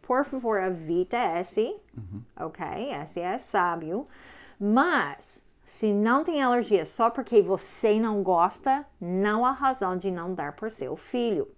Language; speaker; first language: Portuguese; non-native, learner; English